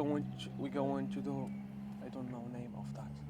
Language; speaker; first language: English; non-native, learner; Arabic